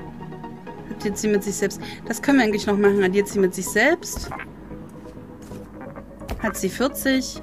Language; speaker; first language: German; native; German